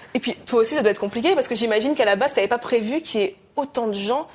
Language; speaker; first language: French; native; French